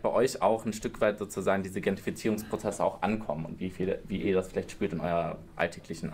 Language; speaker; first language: German; native; German